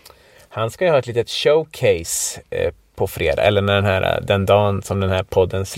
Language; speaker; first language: Swedish; native; Swedish